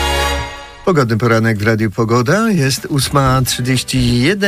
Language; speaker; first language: Polish; native; Polish